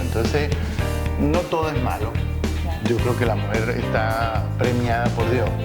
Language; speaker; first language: Spanish; native; Spanish